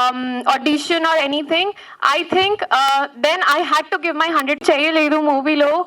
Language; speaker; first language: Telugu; non-native, learner; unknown